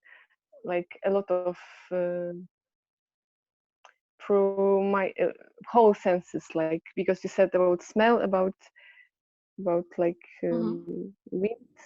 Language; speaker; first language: English; non-native, learner; Polish